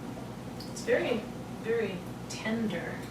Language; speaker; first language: English; native; English